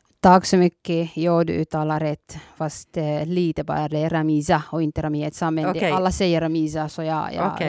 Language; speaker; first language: Swedish; early bilingual, other home language; Somali